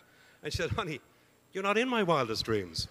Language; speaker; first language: English; native; English